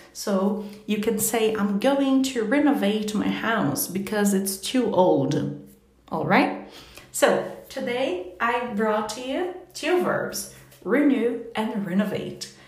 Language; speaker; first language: English; non-native, fluent; Portuguese